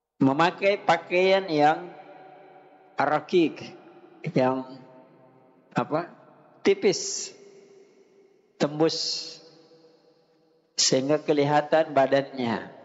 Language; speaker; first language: Indonesian; native; Indonesian